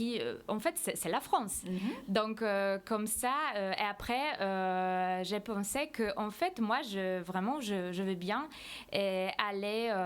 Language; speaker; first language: French; non-native, fluent; Polish